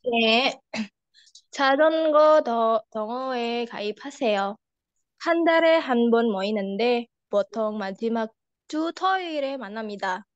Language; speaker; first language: Korean; non-native, learner; Indonesian